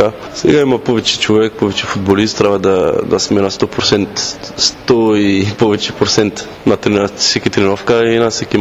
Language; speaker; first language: Bulgarian; non-native, learner; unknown